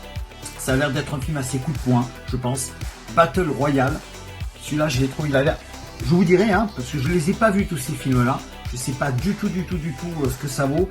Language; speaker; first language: French; native; French